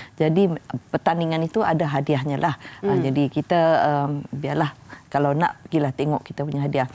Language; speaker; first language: Malay; native; Malay